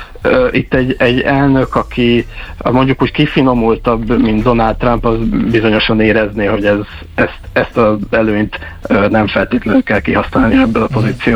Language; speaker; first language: Hungarian; native; Hungarian